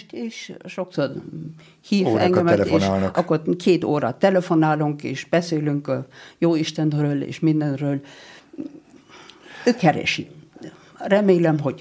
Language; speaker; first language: Hungarian; non-native, fluent; German